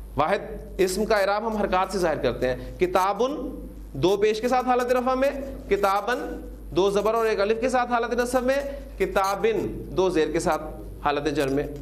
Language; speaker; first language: Urdu; native; Urdu